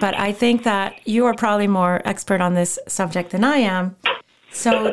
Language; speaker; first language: English; non-native, fluent; Spanish